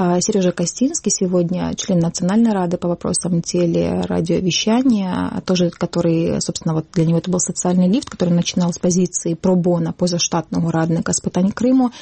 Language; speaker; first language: Russian; non-native, local second language; Crimean Tatar